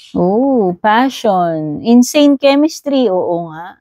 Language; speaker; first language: Filipino; native; Filipino